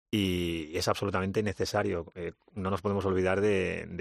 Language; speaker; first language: Spanish; native; Spanish